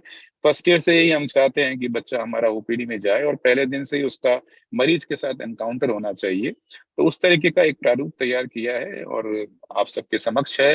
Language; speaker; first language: Hindi; native; Hindi